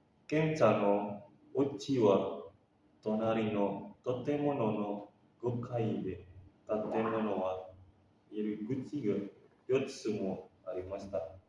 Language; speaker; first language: Japanese; non-native, learner; Indonesian